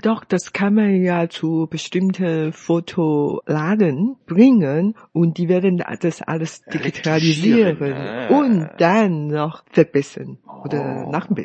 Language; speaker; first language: German; non-native, fluent; Chinese